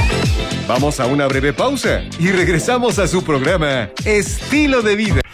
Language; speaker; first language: Spanish; native; Spanish